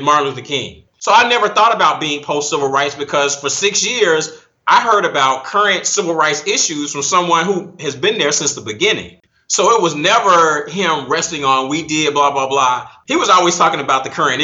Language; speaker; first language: English; native; English